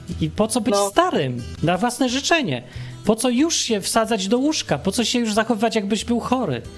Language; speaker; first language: Polish; native; Polish